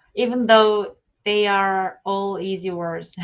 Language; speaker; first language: English; non-native, learner; Korean